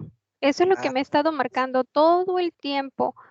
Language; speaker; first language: Spanish; native; Spanish